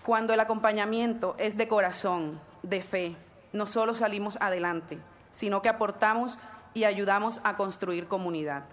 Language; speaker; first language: Spanish; native; Spanish